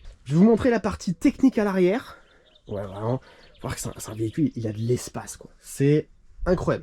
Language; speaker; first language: French; native; French